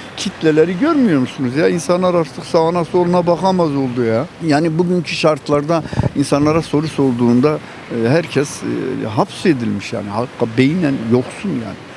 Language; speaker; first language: Turkish; native; Turkish